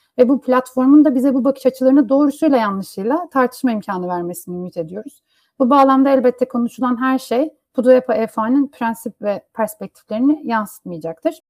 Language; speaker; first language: Turkish; native; Turkish